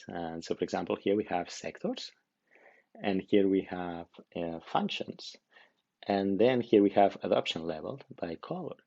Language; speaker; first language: English; non-native, fluent; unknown